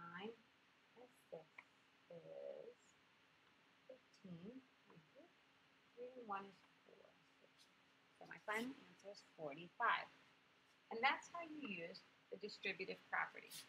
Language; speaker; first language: English; native; English